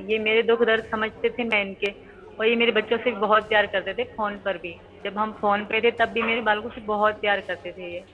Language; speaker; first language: Urdu; non-native, local second language; Sindhi